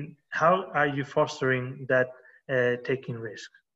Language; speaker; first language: English; non-native, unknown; Spanish